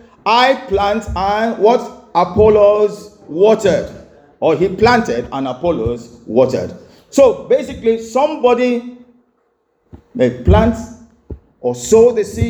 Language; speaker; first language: English; non-native, local second language; Igbo